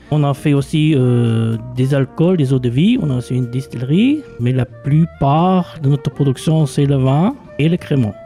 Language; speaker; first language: French; non-native, local second language; Luxembourgish